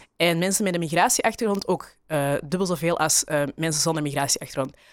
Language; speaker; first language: Dutch; native; Dutch